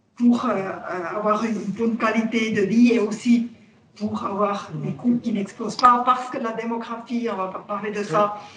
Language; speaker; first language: French; non-native, local second language; Swiss German